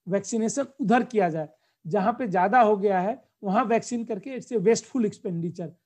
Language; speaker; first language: Hindi; native; Hindi